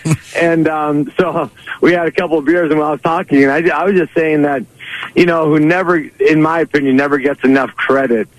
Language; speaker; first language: English; native; English